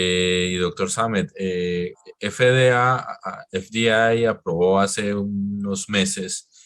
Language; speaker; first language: Spanish; native; Spanish